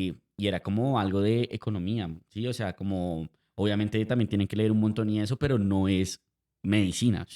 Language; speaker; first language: Spanish; native; Spanish